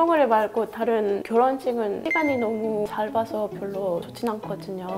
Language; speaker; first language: Korean; non-native, fluent; French